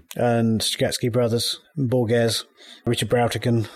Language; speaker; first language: English; native; English